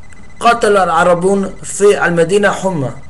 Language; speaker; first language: Arabic; non-native, learner; English